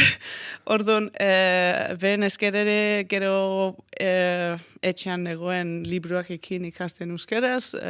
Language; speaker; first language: Basque; non-native, fluent; Danish